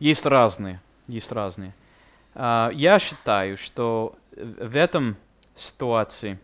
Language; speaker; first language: Russian; non-native, fluent; English